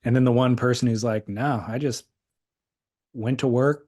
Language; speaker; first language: English; native; English